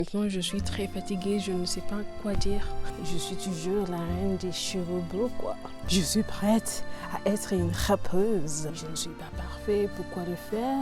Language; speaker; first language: French; non-native, learner; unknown